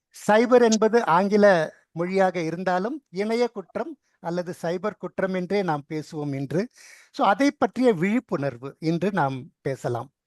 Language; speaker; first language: Tamil; non-native, local second language; Telugu